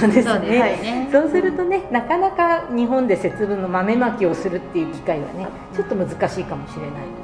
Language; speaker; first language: Japanese; native; Japanese